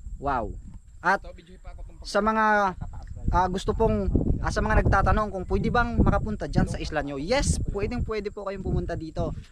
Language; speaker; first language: Filipino; native; Filipino